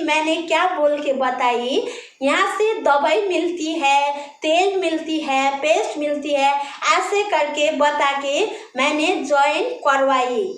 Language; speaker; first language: Hindi; non-native, local second language; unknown